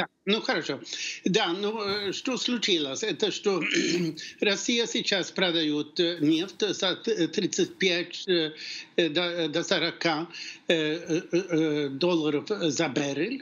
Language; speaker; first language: Russian; non-native, fluent; Swedish